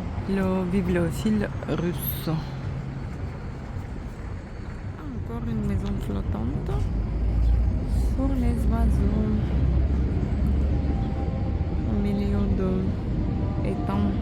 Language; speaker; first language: French; non-native, fluent; Russian